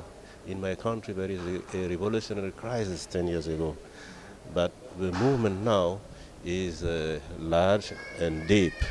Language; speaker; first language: English; non-native, learner; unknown